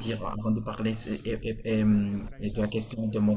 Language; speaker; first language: French; non-native, fluent; Portuguese